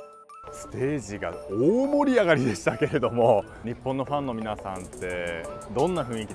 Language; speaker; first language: Japanese; native; Japanese